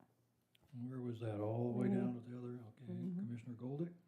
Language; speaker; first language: English; native; English